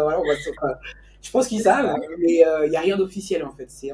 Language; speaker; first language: French; native; French